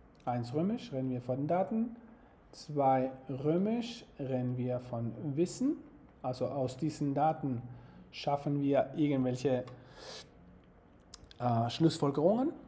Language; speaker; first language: German; non-native, fluent; Spanish